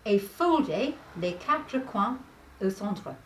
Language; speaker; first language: French; non-native, learner; English